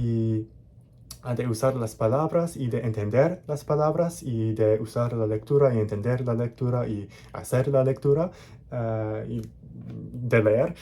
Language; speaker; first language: Spanish; non-native, learner; English